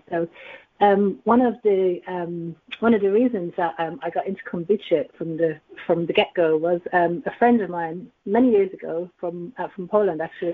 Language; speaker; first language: English; native; English